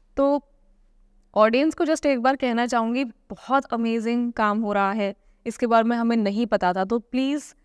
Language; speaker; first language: Hindi; native; Hindi